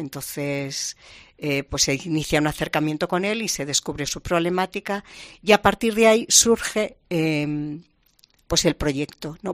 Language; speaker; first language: Spanish; native; Spanish